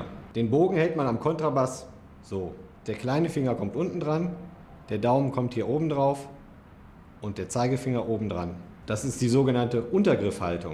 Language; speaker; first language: German; native; German